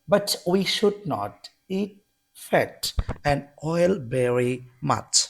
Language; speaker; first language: English; non-native, local second language; Bangla